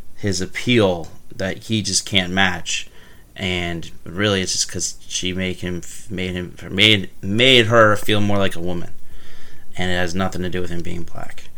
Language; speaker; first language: English; native; English